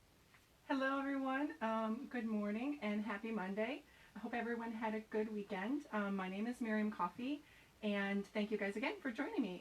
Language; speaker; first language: English; native; English